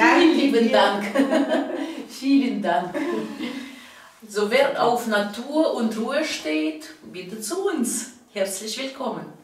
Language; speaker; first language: German; non-native, fluent; Russian